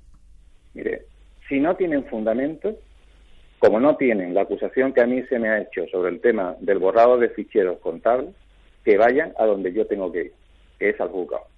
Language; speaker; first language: Spanish; native; Spanish